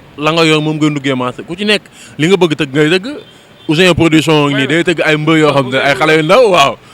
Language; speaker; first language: Wolof; native; Wolof